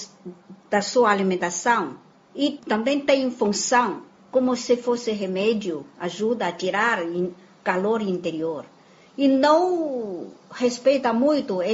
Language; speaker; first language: Portuguese; non-native, fluent; Chinese